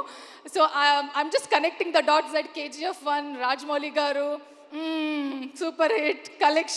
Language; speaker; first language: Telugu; non-native, learner; Kannada